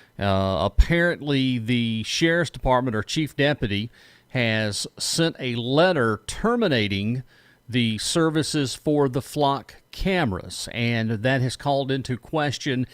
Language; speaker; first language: English; native; English